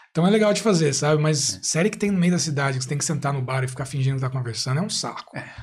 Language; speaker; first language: Portuguese; native; Portuguese